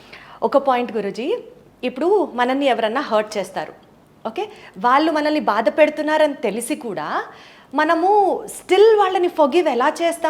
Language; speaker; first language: Telugu; native; Telugu